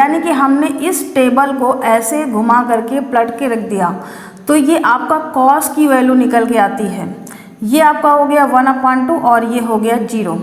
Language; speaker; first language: Hindi; native; Hindi